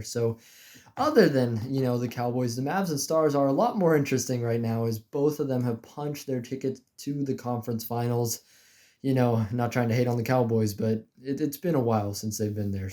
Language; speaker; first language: English; native; English